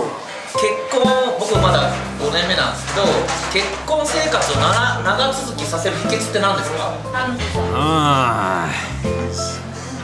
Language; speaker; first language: Japanese; native; Japanese